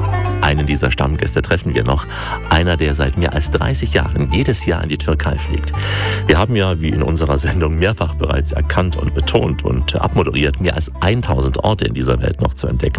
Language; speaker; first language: German; native; German